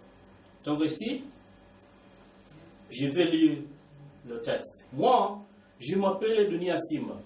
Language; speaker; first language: French; non-native, learner; Swahili